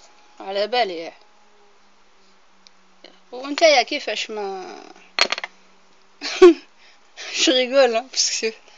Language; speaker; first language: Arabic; native; Arabic